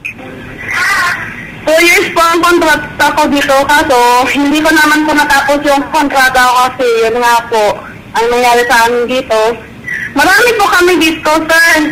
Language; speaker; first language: Filipino; native; Filipino